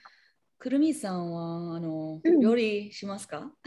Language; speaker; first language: Japanese; non-native, learner; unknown